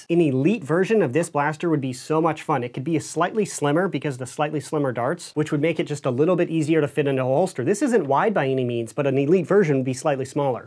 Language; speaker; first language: English; native; English